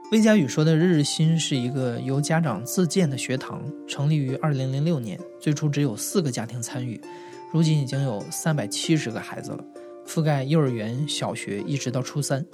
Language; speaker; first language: Chinese; native; Chinese